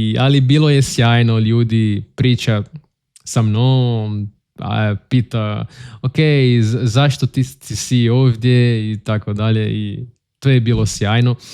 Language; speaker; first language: Bosnian; non-native, learner; Portuguese